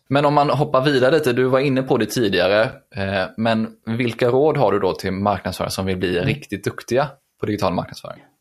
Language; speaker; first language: Swedish; native; Swedish